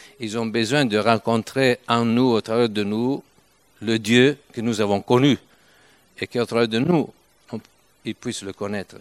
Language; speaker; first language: French; non-native, fluent; Italian